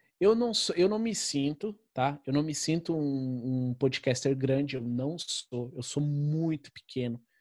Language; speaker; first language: Portuguese; native; Portuguese